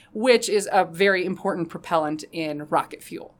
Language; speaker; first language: English; native; English